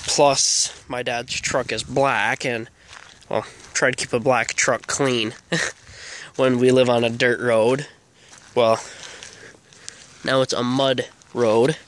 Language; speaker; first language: English; native; English